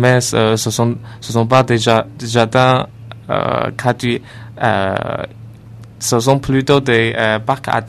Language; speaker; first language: French; non-native, learner; Chinese